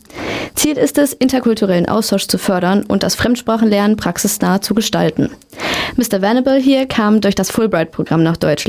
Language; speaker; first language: German; native; German